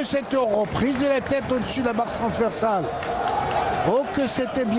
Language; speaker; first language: French; non-native, local second language; Arabic